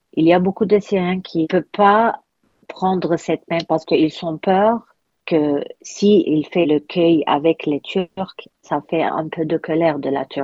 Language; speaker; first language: French; non-native, learner; Arabic